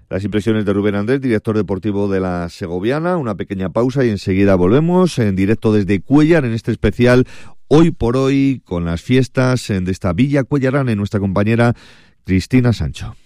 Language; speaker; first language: Spanish; native; Spanish